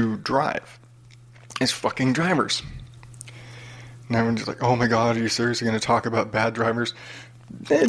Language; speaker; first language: English; native; English